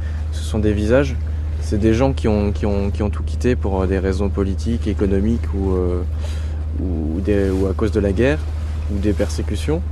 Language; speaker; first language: French; native; French